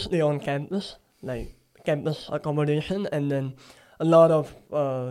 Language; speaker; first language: English; non-native, local second language; Gujarati